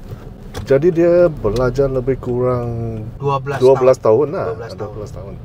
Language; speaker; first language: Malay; non-native, local second language; Cantonese